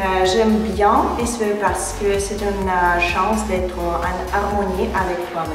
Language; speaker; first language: French; non-native, learner; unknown